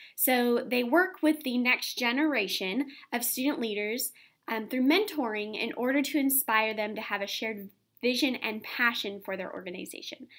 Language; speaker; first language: English; native; English